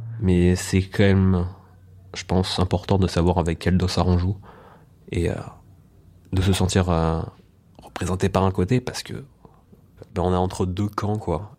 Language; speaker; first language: French; native; French